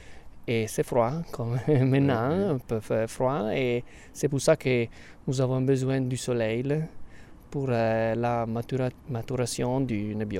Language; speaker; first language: French; non-native, fluent; Italian